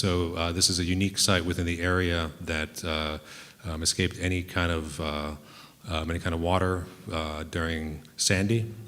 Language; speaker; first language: English; native; English